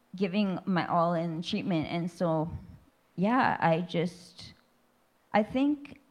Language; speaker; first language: English; native; English